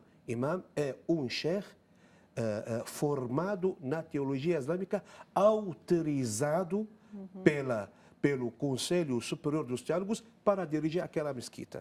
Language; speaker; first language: Portuguese; non-native, fluent; Arabic